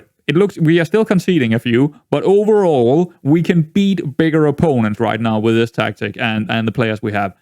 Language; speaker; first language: English; non-native, fluent; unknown